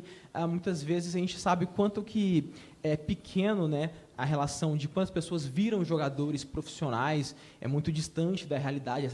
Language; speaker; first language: Portuguese; native; Portuguese